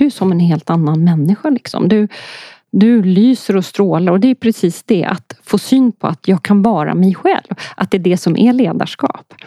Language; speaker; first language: Swedish; early bilingual, other home language; Polish